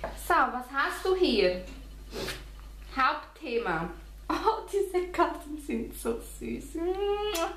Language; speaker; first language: German; non-native, fluent; Spanish